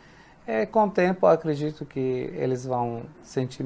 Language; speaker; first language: Portuguese; non-native, fluent; Arabic